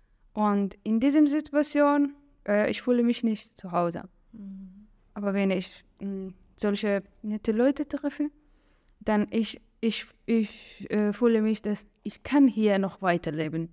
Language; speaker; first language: German; non-native, learner; Persian